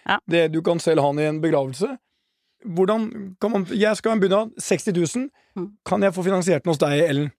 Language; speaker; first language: Norwegian; native; Norwegian